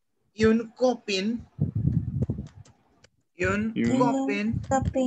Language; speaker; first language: French; non-native, fluent; Hindi